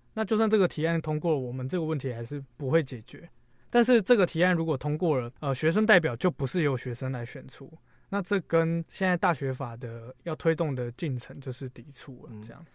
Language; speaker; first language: Chinese; native; Chinese